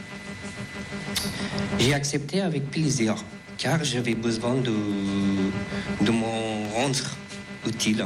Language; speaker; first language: French; non-native, fluent; Persian